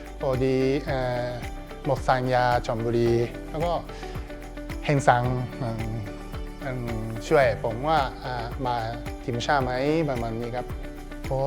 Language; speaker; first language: Thai; non-native, learner; Japanese